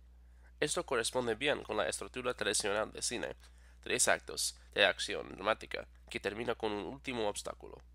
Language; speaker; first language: Spanish; non-native, fluent; English